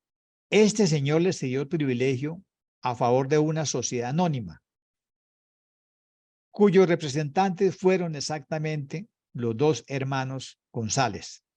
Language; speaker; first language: Spanish; native; Spanish